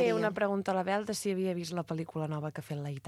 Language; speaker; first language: Catalan; native; Catalan